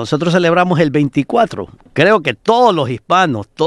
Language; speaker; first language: Spanish; native; Spanish